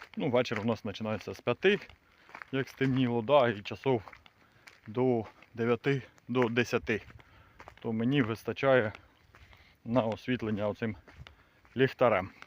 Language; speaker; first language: Ukrainian; native; Ukrainian